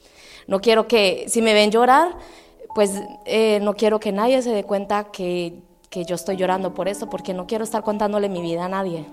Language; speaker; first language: Spanish; native; Spanish